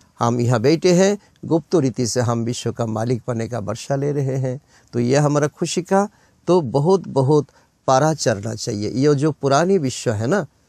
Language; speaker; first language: Hindi; non-native, local second language; Bangla